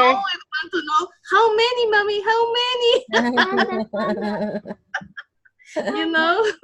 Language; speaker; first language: English; non-native, learner; Spanish